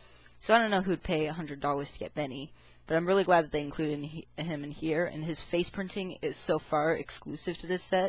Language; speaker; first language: English; native; English